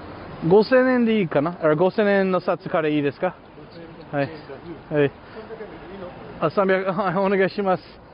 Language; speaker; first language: Japanese; non-native, fluent; English